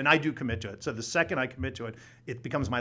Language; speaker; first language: English; native; English